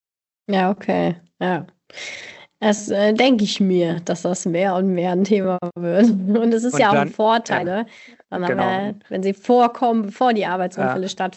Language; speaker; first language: German; native; German